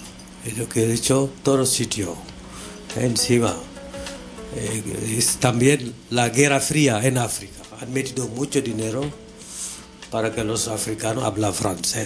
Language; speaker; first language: Spanish; non-native, fluent; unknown